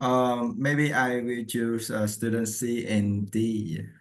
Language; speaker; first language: English; non-native, learner; Vietnamese